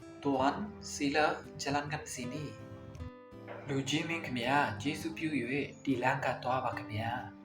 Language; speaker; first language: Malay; non-native, learner; Burmese